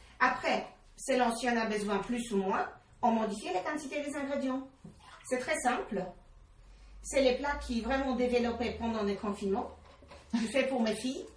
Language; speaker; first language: French; non-native, fluent; Polish